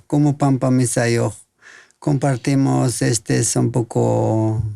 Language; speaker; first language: Spanish; non-native, local second language; Quechua